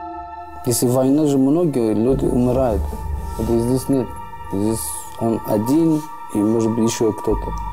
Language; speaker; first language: Russian; non-native, learner; Persian